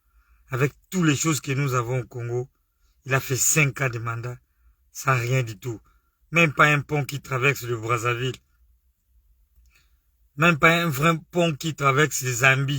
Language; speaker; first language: French; non-native, local second language; Lingala